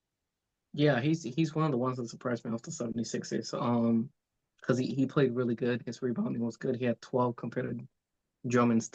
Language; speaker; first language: English; native; English